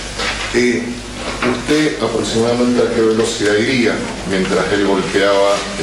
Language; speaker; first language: Spanish; native; Spanish